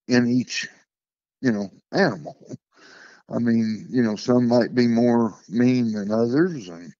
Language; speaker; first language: English; native; English